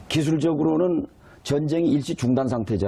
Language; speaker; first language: Korean; native; Korean